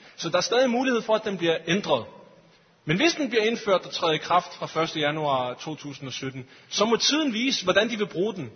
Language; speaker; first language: Danish; early bilingual, other home language; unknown